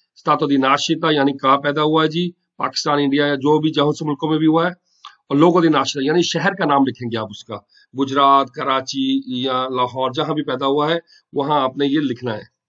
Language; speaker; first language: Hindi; non-native, local second language; Punjabi